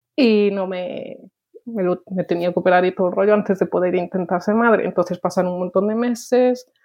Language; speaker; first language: Spanish; native; Spanish